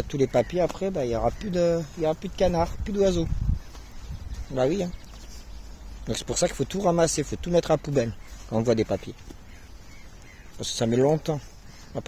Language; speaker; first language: French; native; French